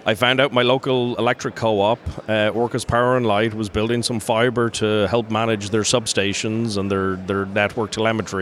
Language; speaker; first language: English; native; English